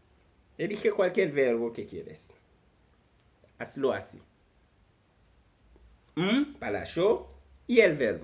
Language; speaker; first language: Spanish; non-native, fluent; Haitian Creole